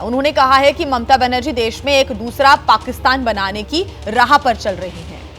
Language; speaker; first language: Hindi; native; Hindi